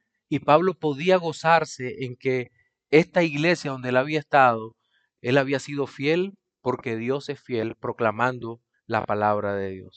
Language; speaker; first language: Spanish; native; Spanish